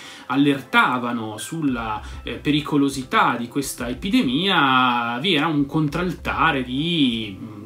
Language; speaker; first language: Italian; native; Italian